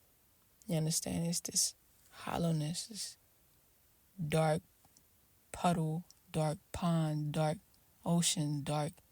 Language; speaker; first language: English; native; English